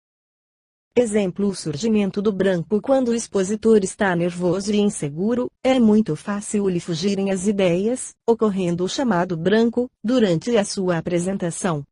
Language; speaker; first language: Portuguese; native; Portuguese